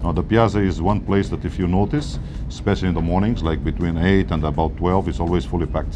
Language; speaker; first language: English; non-native, fluent; Portuguese